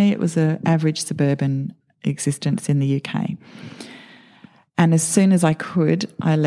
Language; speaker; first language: English; native; English